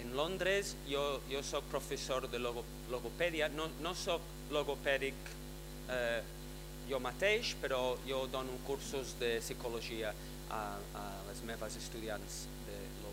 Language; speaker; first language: Catalan; non-native, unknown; English